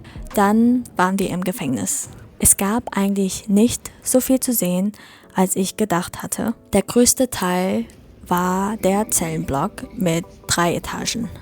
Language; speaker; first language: German; non-native, fluent; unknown